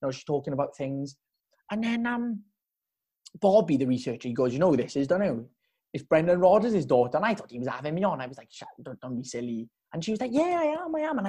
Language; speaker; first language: English; native; English